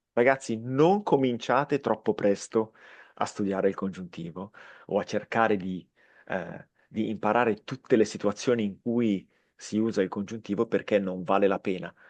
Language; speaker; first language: Italian; native; Italian